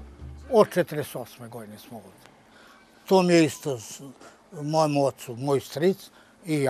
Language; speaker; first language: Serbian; non-native, local second language; Romany